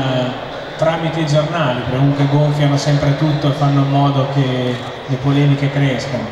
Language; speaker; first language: Italian; native; Italian